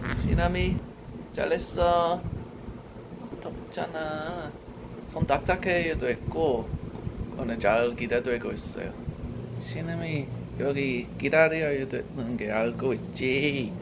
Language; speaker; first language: Korean; non-native, learner; English